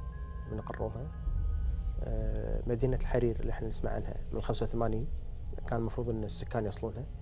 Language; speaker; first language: Arabic; native; Arabic